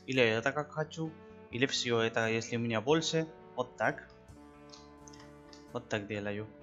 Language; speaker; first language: Russian; non-native, learner; Spanish